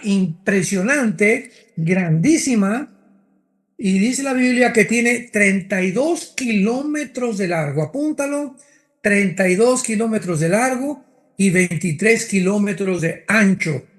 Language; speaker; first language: Spanish; native; Spanish